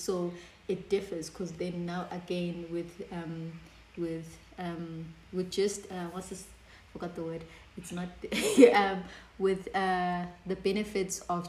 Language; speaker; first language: English; non-native, local second language; Zulu